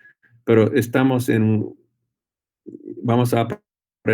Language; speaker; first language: Spanish; non-native, fluent; English